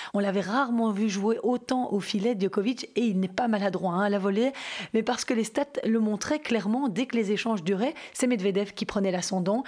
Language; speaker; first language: French; native; French